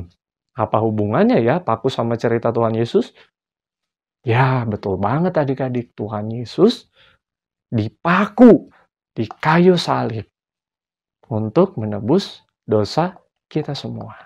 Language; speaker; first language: Indonesian; native; Indonesian